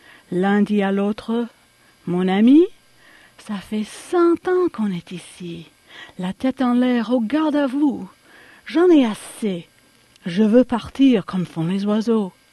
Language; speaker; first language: French; early bilingual, other home language; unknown